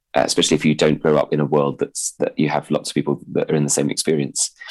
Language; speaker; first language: English; native; English